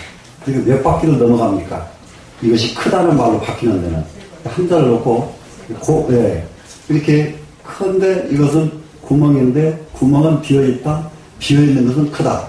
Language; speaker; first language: Korean; native; Korean